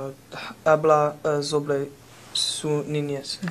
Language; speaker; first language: Spanish; non-native, learner; English